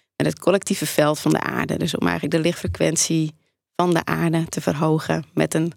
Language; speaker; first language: Dutch; native; Dutch